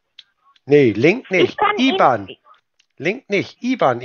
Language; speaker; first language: German; native; German